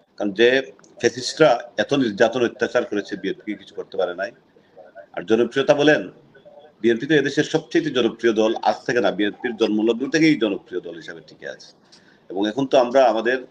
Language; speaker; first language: Bangla; native; Bangla